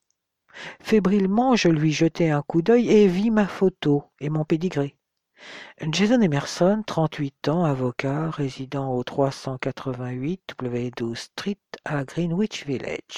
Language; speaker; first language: French; native; French